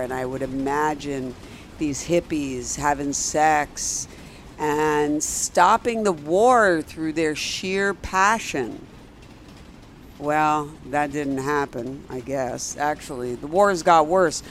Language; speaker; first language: English; native; English